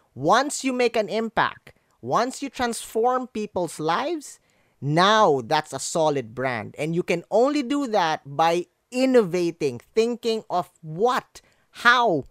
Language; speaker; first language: English; non-native, local second language; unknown